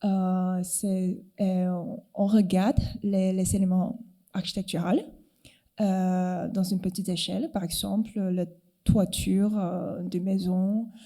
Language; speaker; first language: French; non-native, fluent; Cantonese